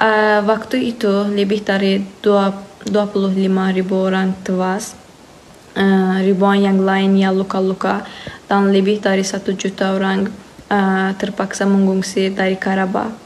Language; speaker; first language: Indonesian; non-native, fluent; Azerbaijani